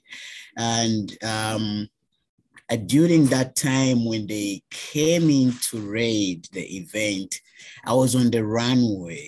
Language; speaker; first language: English; non-native, local second language; Ganda